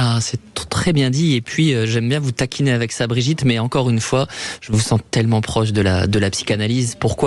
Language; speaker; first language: French; native; French